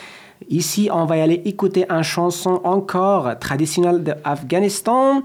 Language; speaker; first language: French; non-native, learner; Persian